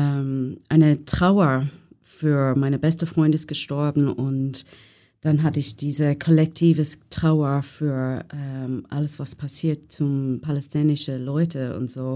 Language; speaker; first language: German; non-native, learner; English